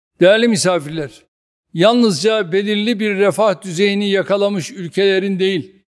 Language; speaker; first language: Turkish; native; Turkish